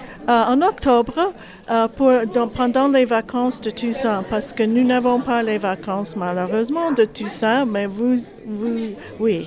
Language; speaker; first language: French; non-native, fluent; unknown